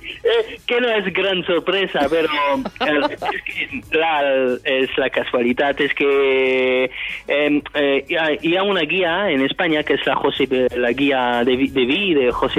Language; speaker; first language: Catalan; non-native, fluent; French